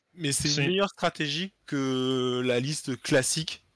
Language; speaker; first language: French; native; French